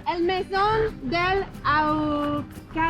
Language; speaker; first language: Spanish; non-native, learner; English